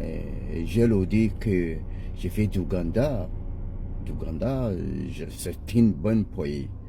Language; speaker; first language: French; non-native, learner; Ganda